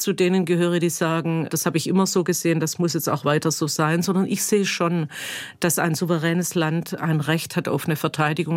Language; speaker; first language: German; native; German